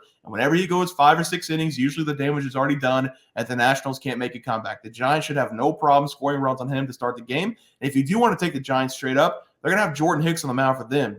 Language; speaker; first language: English; native; English